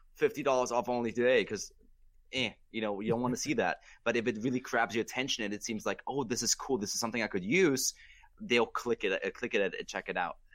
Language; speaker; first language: English; non-native, fluent; German